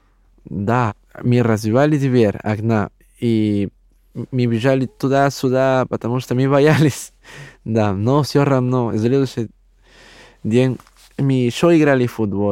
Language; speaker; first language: Russian; non-native, learner; Spanish